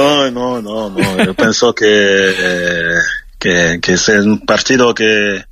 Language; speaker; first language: Spanish; non-native, fluent; French